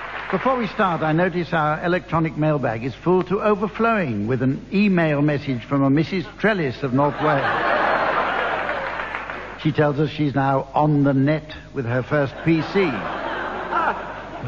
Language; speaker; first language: English; native; English